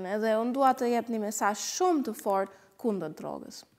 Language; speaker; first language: Albanian; non-native, fluent; German